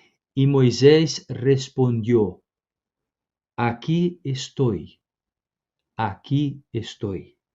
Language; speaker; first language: Spanish; non-native, fluent; Portuguese